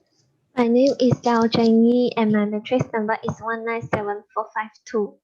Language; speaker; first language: English; non-native, learner; Chinese